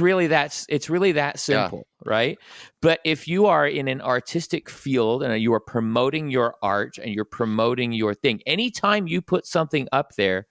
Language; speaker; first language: English; native; English